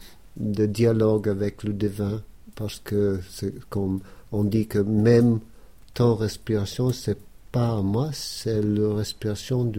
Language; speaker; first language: French; non-native, fluent; English